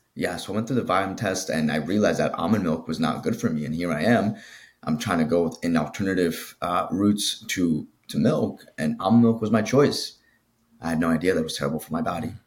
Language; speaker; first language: English; early bilingual, other home language; Spanish